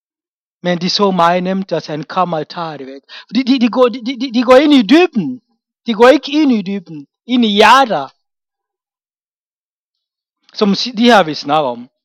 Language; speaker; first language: Danish; non-native, fluent; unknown